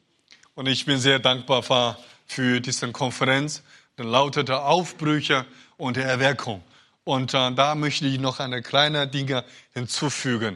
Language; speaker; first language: German; non-native, fluent; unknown